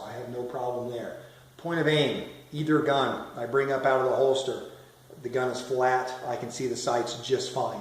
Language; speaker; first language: English; native; English